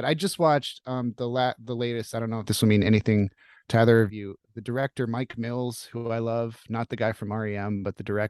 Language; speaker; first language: English; native; English